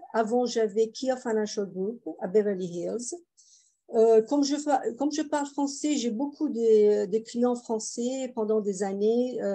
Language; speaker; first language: French; non-native, fluent; Persian